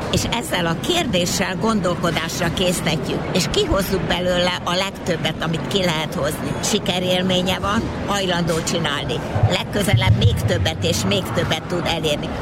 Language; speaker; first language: Hungarian; early bilingual, heritage; Hungarian